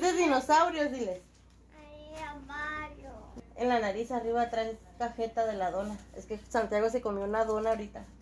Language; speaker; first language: Spanish; native; Spanish